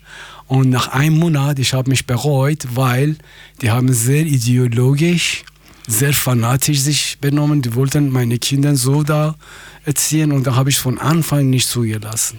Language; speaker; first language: German; non-native, fluent; Persian